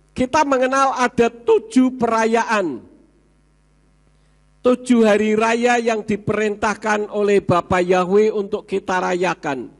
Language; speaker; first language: Indonesian; native; Indonesian